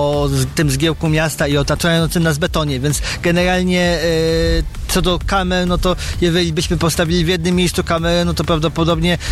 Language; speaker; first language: Polish; native; Polish